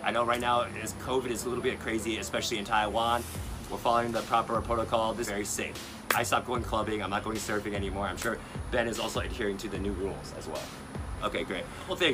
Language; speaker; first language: English; early bilingual, other home language; Chinese